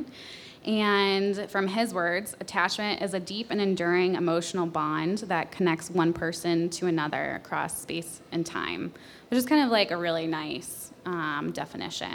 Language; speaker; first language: English; native; English